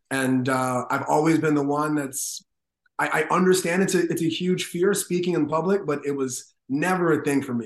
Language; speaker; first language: English; native; English